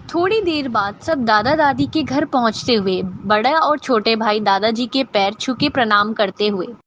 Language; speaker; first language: Hindi; native; Hindi